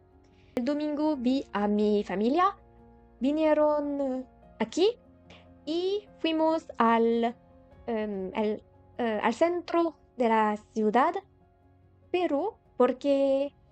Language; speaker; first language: Spanish; non-native, learner; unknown